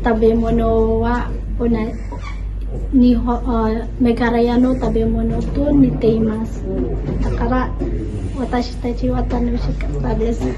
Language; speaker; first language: Japanese; non-native, learner; Khasi